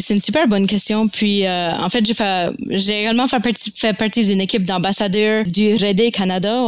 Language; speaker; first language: French; native; French